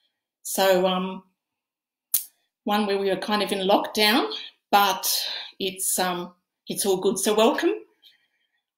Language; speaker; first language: English; native; English